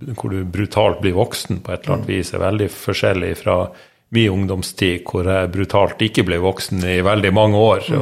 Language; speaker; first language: Norwegian; native; Norwegian